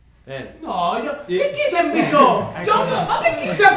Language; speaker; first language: Spanish; non-native, fluent; Italian